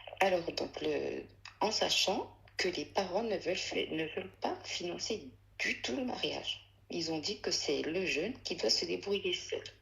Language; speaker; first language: French; early bilingual, other home language; Arabic